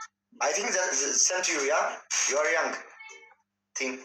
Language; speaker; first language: English; non-native, learner; Amharic